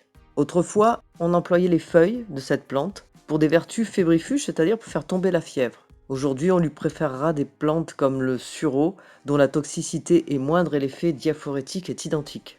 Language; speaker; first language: French; native; French